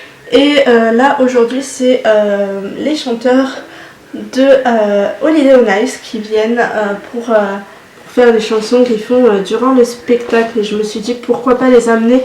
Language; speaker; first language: French; native; French